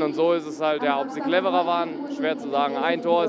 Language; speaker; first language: German; native; German